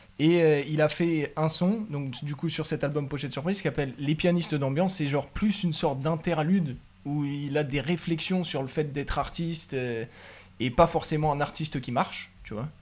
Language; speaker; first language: French; native; French